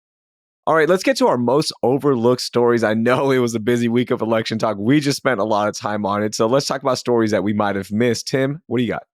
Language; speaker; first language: English; native; English